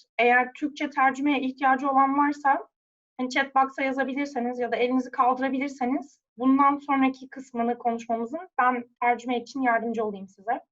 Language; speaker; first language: Turkish; native; Turkish